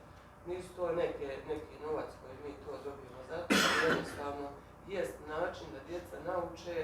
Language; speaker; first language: Bosnian; native; Bosnian